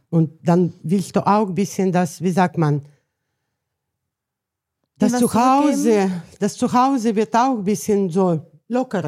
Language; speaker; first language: German; non-native, learner; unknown